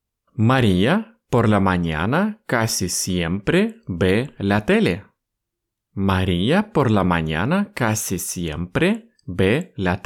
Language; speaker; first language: Spanish; non-native, fluent; Russian